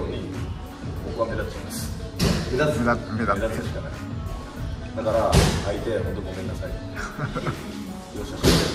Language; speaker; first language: Japanese; native; Japanese